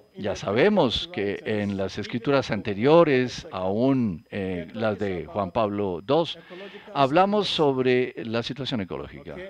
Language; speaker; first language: Spanish; non-native, fluent; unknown